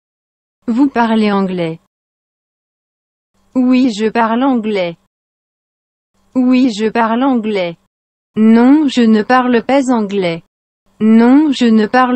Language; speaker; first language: French; non-native, fluent; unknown